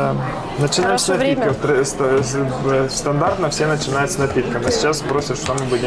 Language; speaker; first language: Russian; native; Russian